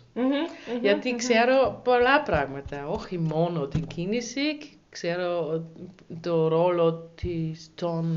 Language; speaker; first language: Greek; non-native, learner; German